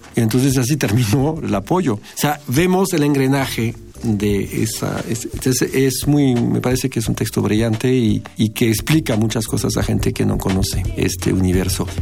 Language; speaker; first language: Spanish; non-native, fluent; French